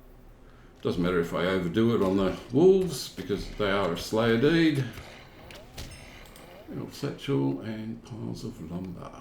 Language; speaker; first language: English; native; English